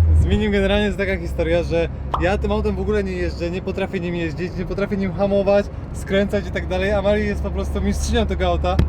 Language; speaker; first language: Polish; native; Polish